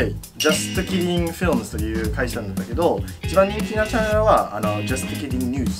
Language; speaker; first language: Japanese; non-native, fluent; English